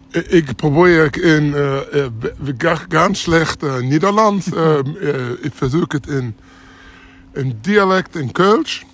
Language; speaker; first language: Dutch; non-native, learner; German